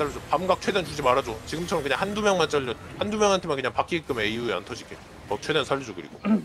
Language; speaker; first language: Korean; native; Korean